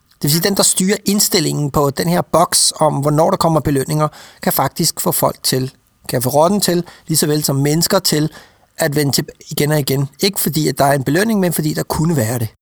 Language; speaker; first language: Danish; native; Danish